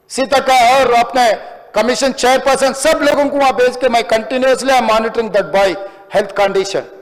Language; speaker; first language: Hindi; non-native, local second language; Telugu